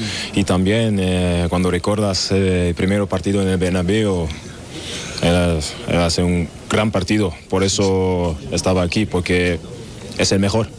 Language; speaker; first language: Spanish; non-native, learner; German